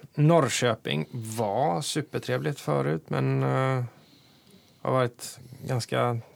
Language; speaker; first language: Swedish; native; Swedish